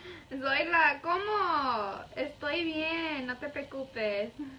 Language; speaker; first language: Spanish; early bilingual, heritage; Spanish